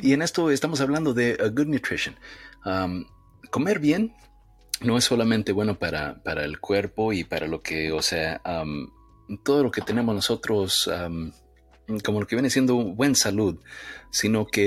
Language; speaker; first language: Spanish; early bilingual, heritage; Spanish